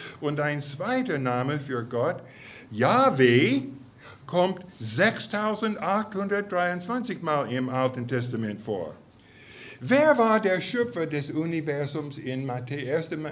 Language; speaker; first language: German; non-native, fluent; English